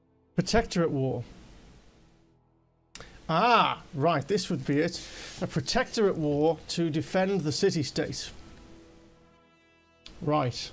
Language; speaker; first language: English; native; English